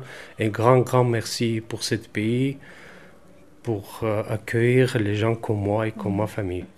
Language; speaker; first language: French; non-native, fluent; Armenian